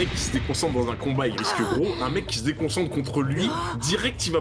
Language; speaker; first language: French; native; French